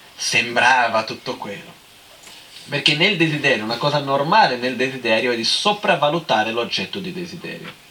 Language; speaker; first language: Italian; non-native, fluent; Portuguese